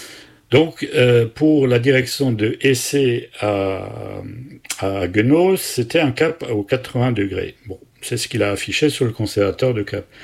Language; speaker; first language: French; native; French